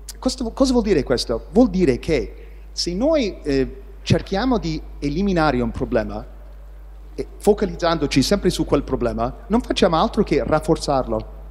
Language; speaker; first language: Italian; non-native, fluent; English